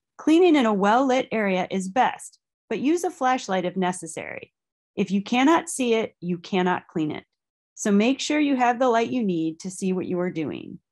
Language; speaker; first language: English; native; English